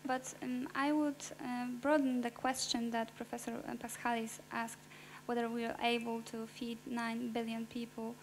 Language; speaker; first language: English; non-native, fluent; Polish